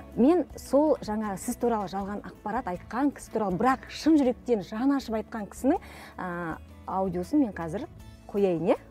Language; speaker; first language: Kazakh; native; Kazakh